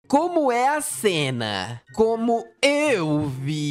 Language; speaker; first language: Portuguese; native; Portuguese